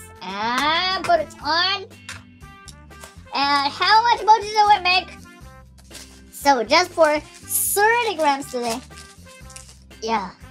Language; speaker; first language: English; non-native, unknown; Japanese